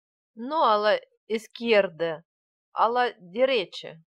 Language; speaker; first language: Spanish; non-native, learner; Russian